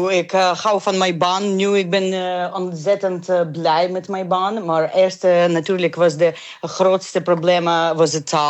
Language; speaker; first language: Dutch; non-native, learner; Ukrainian